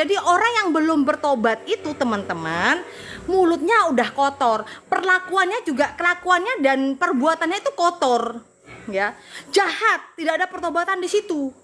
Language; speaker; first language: Indonesian; non-native, local second language; Madurese